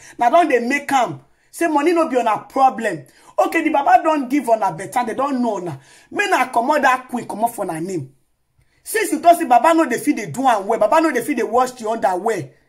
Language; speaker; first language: Nigerian Pidgin; non-native, local second language; Yoruba